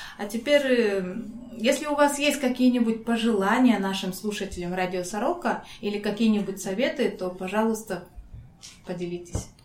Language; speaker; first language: Russian; non-native, fluent; Korean